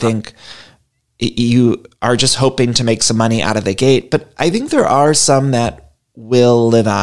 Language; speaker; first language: English; native; English